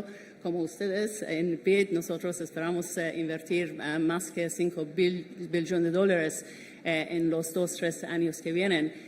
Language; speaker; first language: Spanish; non-native, fluent; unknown